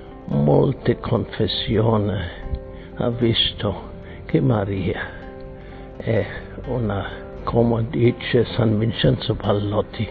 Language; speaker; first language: Italian; non-native, fluent; German